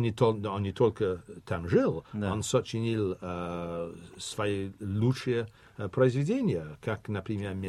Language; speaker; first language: Russian; non-native, fluent; English